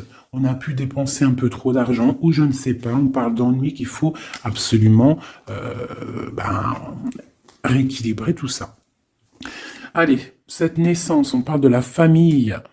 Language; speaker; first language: French; native; French